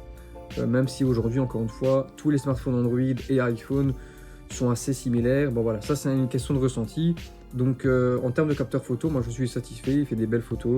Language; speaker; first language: French; native; French